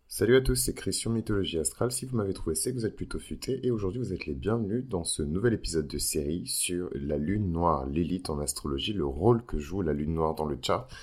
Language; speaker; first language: French; native; French